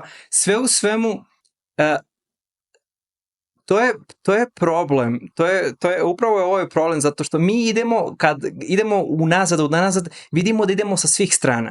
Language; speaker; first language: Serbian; early bilingual, heritage; Serbian